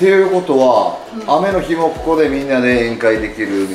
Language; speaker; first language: Japanese; native; Japanese